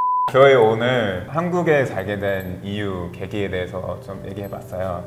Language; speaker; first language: Korean; non-native, fluent; English